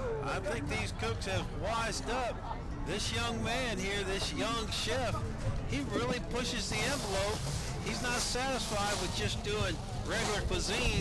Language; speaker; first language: English; native; English